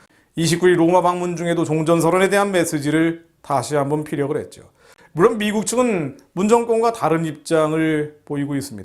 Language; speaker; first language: Korean; native; Korean